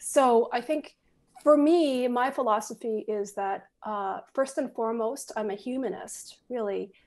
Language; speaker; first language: English; native; English